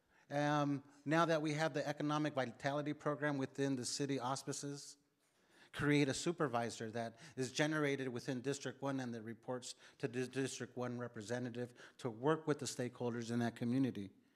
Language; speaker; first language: English; early bilingual, other home language; Spanish